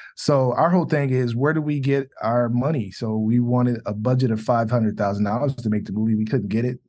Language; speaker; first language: English; native; English